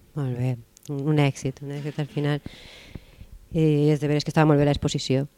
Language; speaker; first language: Catalan; native; Catalan